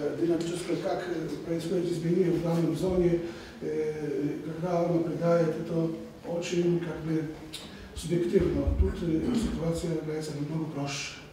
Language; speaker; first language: Russian; non-native, fluent; Polish